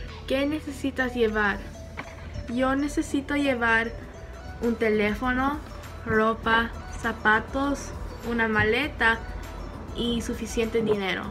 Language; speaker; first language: Spanish; non-native, learner; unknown